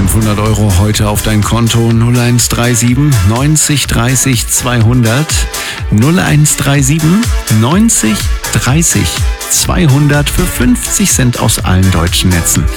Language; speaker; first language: German; native; German